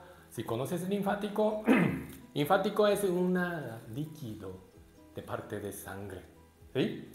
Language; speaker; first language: Spanish; non-native, learner; Japanese